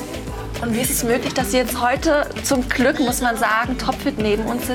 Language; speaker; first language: German; native; German